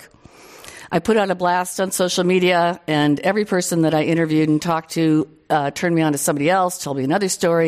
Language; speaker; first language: English; native; English